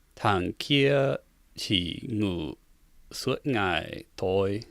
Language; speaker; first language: Vietnamese; non-native, learner; English